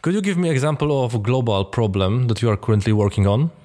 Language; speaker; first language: English; non-native, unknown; Polish